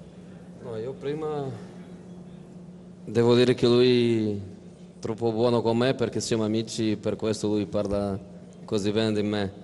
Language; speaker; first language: Italian; non-native, fluent; Portuguese